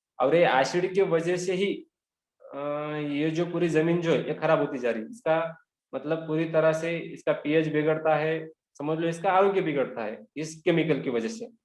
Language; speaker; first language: Hindi; non-native, local second language; Marathi